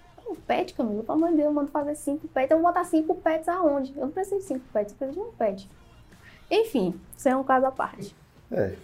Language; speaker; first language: Portuguese; native; Portuguese